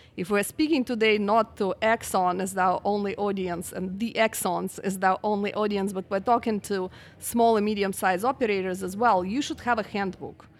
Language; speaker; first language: English; non-native, fluent; Russian